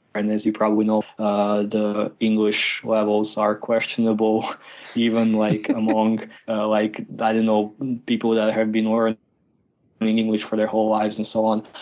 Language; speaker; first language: English; non-native, fluent; Croatian